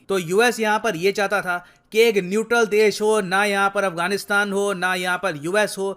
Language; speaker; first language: Hindi; native; Hindi